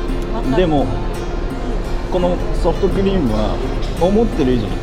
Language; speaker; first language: Japanese; native; Japanese